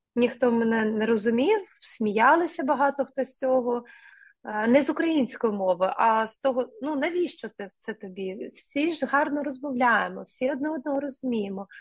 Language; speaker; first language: Ukrainian; non-native, local second language; Russian